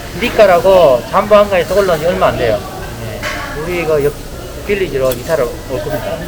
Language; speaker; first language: Korean; native; Korean